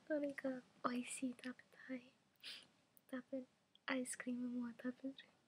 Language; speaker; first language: Japanese; non-native, learner; English